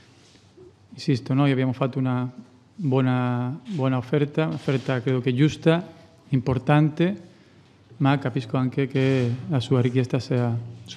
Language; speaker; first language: Italian; non-native, fluent; Spanish